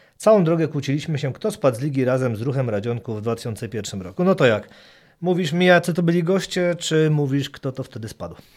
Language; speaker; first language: Polish; native; Polish